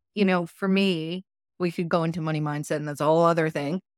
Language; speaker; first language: English; early bilingual, other home language; Italian